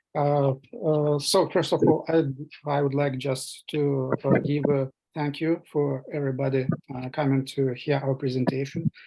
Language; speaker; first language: English; non-native, fluent; Russian